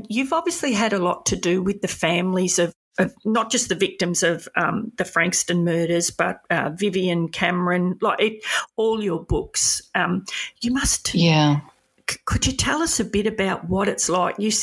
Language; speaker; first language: English; native; English